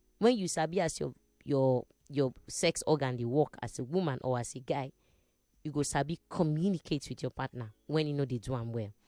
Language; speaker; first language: Nigerian Pidgin; non-native, local second language; Igbo